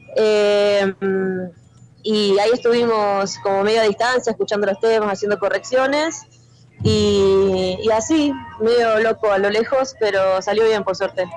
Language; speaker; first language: Spanish; native; Spanish